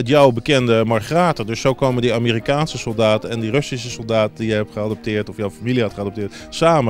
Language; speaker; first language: Dutch; native; Dutch